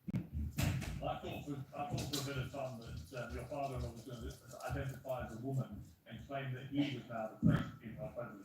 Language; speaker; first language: English; native; English